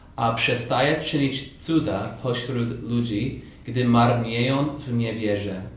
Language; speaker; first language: Polish; non-native, fluent; English